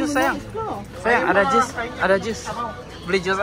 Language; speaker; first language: Indonesian; native; Indonesian